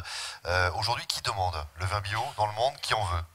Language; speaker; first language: French; native; French